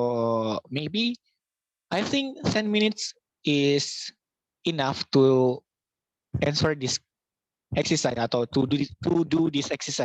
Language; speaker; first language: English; non-native, local second language; Indonesian